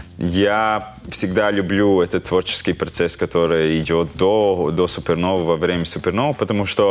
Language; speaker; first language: Russian; non-native, local second language; Latvian